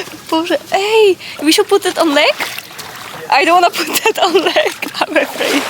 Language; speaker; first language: English; non-native, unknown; Polish